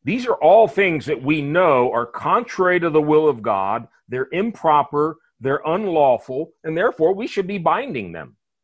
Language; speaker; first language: English; native; English